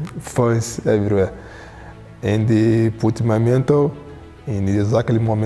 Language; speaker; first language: English; non-native, learner; Portuguese